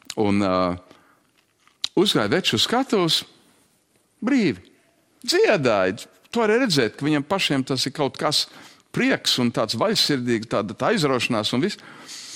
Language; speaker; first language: Latvian; early bilingual, heritage; Latvian